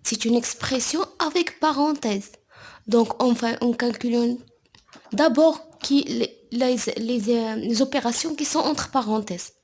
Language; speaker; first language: French; non-native, local second language; Arabic